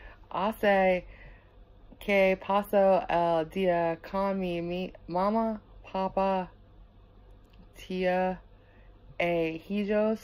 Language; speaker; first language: Spanish; non-native, learner; English